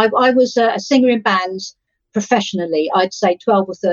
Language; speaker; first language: English; native; English